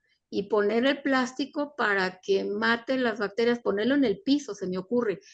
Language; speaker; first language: Spanish; native; Spanish